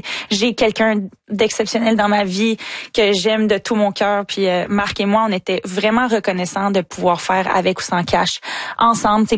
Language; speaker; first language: French; native; French